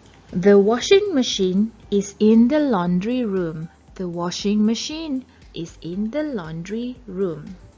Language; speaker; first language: English; non-native, local second language; Malay